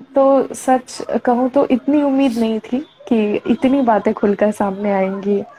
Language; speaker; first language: Hindi; native; Hindi